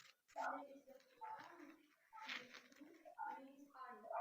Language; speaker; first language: English; non-native, learner; Indonesian